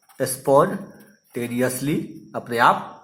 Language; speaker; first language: Hindi; native; Hindi